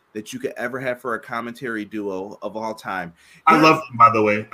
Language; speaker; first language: English; native; English